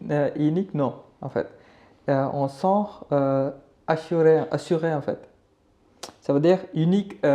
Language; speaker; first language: French; non-native, learner; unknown